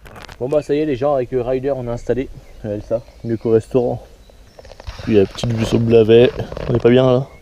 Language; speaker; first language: French; native; French